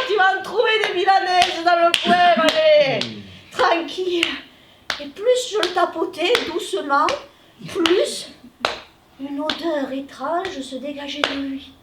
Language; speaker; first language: French; native; French